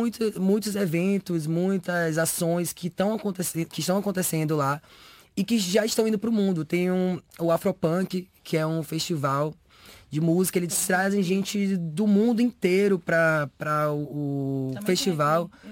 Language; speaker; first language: Portuguese; native; Portuguese